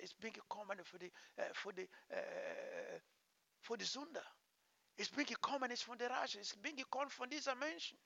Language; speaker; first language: German; non-native, learner; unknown